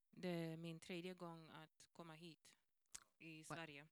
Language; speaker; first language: Swedish; non-native, learner; Swahili